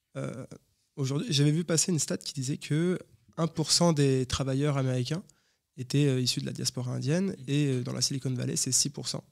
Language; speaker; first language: French; native; French